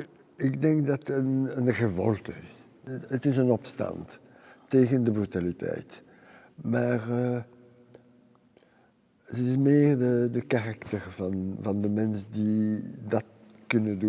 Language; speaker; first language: Dutch; non-native, local second language; French